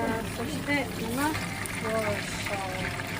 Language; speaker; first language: Japanese; non-native, fluent; Georgian